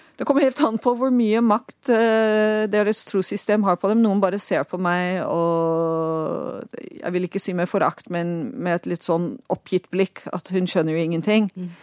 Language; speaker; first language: Norwegian; non-native, fluent; Dutch